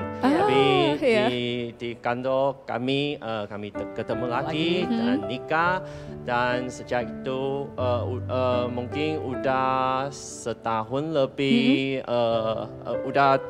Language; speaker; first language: Indonesian; non-native, fluent; Chinese